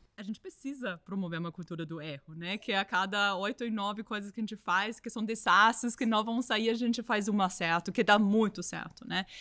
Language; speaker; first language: Portuguese; non-native, fluent; German